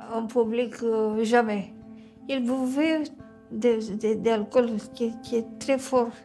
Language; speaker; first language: French; non-native, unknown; Romanian